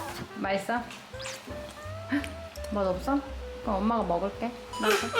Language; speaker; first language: Korean; native; Korean